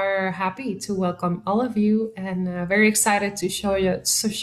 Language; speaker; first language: English; non-native, fluent; Spanish